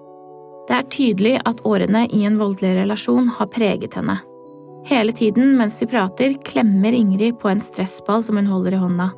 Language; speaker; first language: Norwegian; native; Norwegian